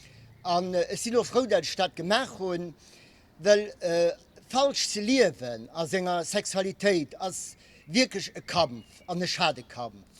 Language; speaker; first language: German; non-native, local second language; Luxembourgish